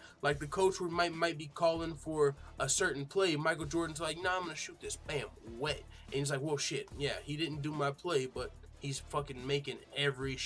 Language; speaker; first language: English; native; English